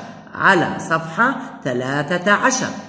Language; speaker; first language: Arabic; native; Arabic